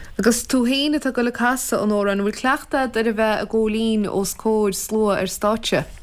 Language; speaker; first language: Irish; native; Irish